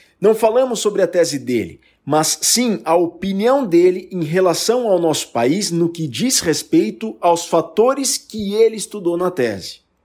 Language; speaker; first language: Portuguese; native; Portuguese